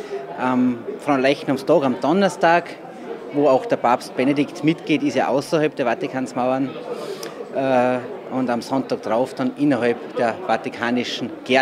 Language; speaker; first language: German; native; German